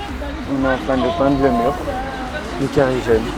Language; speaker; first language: French; native; French